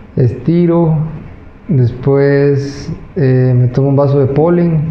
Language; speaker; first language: Spanish; native; Spanish